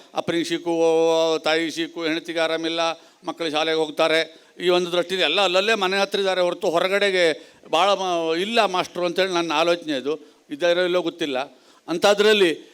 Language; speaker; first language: Kannada; native; Kannada